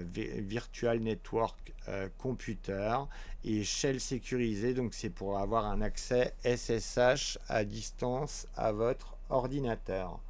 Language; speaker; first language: French; native; French